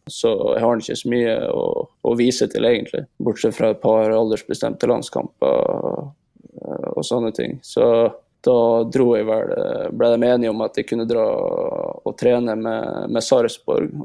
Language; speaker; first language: Norwegian; native; Norwegian